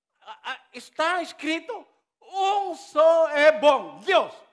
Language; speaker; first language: Portuguese; non-native, learner; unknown